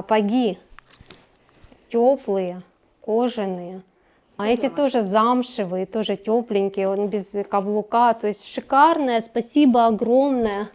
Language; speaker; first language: Russian; native; Russian